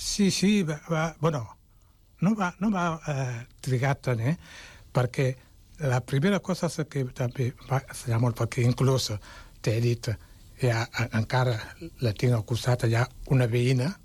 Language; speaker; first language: Catalan; non-native, fluent; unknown